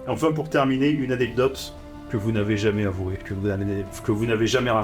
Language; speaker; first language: French; native; French